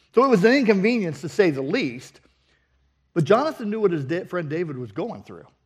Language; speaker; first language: English; native; English